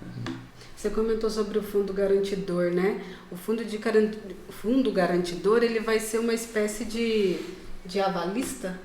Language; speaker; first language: Portuguese; native; Portuguese